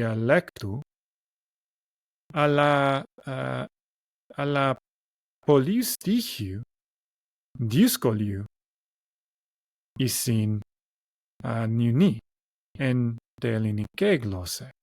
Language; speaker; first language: Greek; non-native, learner; English